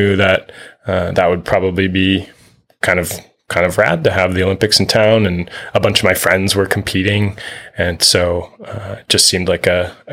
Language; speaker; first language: English; native; English